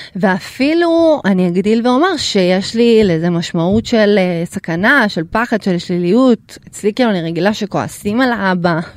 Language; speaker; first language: Hebrew; early bilingual, other home language; Russian